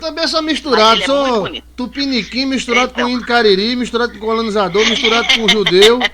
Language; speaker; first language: Portuguese; native; Portuguese